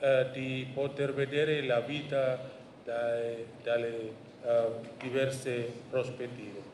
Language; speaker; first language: Italian; non-native, fluent; Indonesian